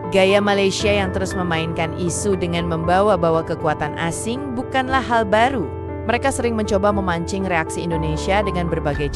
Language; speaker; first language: Indonesian; native; Indonesian